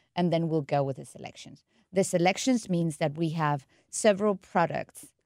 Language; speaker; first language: English; non-native, fluent; Spanish